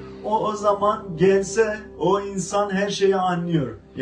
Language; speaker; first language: Turkish; non-native, fluent; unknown